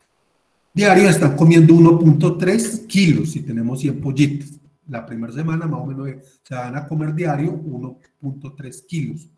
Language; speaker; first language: Spanish; native; Spanish